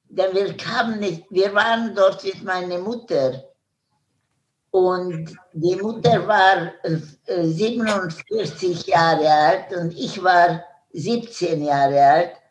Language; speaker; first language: German; non-native, learner; Hungarian